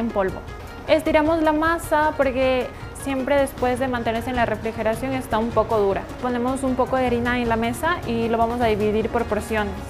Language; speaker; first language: Spanish; native; Spanish